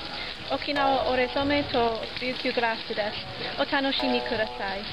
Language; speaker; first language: Japanese; non-native, learner; English